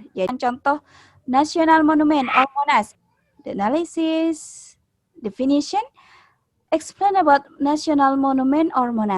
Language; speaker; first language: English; non-native, learner; Indonesian